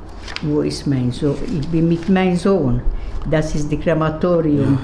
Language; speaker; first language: German; non-native, learner; Hungarian